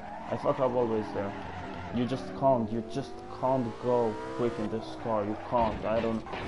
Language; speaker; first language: English; non-native, fluent; Italian